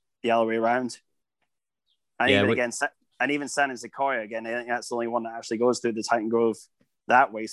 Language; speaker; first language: English; native; English